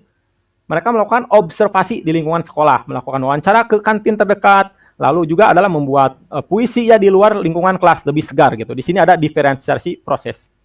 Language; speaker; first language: Indonesian; non-native, local second language; Sundanese